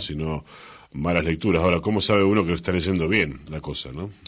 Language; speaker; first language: Spanish; native; Spanish